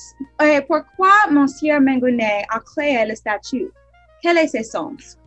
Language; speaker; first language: French; non-native, learner; English